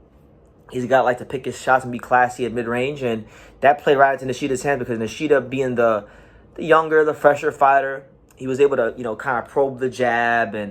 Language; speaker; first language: English; native; English